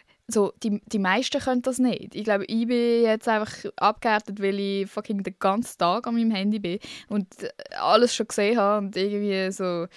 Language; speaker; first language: German; native; German